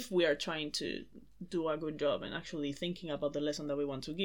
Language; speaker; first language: English; non-native, fluent; Spanish